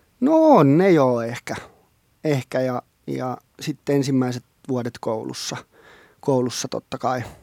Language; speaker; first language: Finnish; non-native, local second language; Swedish